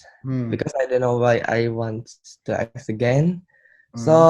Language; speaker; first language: English; non-native, learner; Indonesian